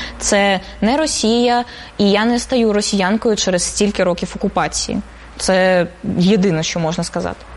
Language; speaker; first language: Ukrainian; non-native, local second language; Russian